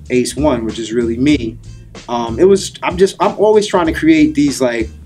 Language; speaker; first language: English; native; English